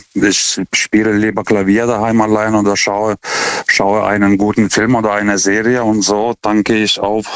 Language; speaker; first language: German; non-native, fluent; Lithuanian